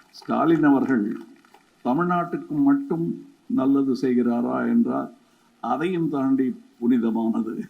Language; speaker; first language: Tamil; native; Tamil